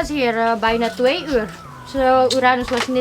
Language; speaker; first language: Dutch; non-native, learner; Indonesian